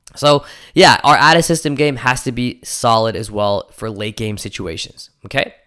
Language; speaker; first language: English; native; English